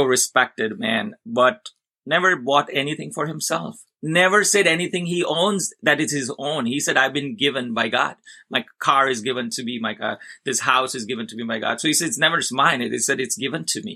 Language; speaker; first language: English; non-native, local second language; Gujarati